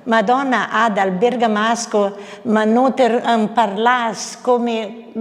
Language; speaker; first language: Italian; early bilingual, heritage; Portuguese